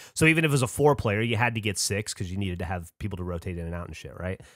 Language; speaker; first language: English; native; English